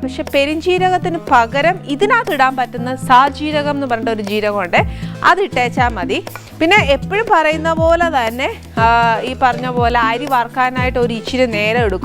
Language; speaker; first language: Malayalam; native; Malayalam